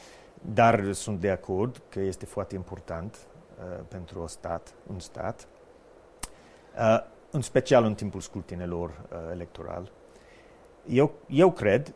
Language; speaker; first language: Romanian; non-native, fluent; English